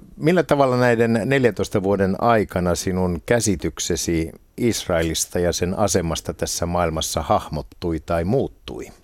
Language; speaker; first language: Finnish; native; Finnish